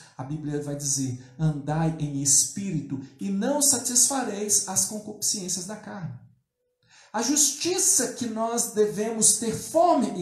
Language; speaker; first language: Portuguese; native; Portuguese